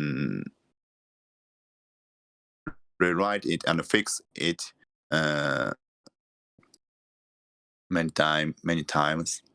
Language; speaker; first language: English; non-native, learner; Japanese